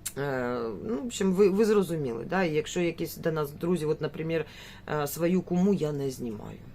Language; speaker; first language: Ukrainian; native; Ukrainian